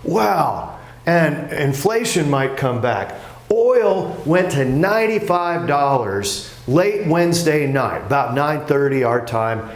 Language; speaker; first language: English; native; English